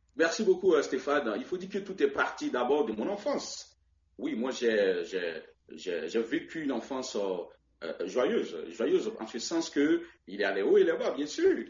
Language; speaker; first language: French; non-native, local second language; Baoulé